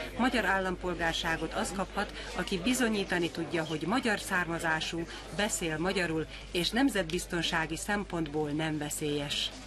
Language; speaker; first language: Hungarian; native; Hungarian